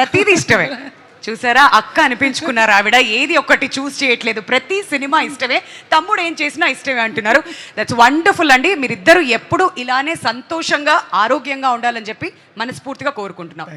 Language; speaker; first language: Telugu; native; Telugu